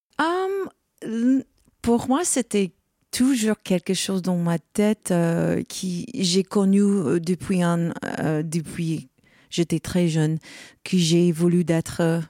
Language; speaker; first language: French; non-native, learner; English